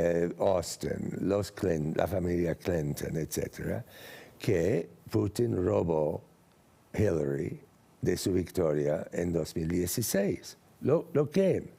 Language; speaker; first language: Spanish; non-native, fluent; English